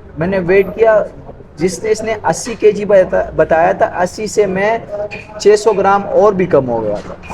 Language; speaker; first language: Urdu; non-native, local second language; Pashto